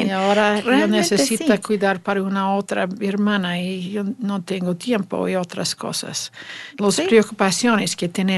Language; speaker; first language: Spanish; non-native, learner; English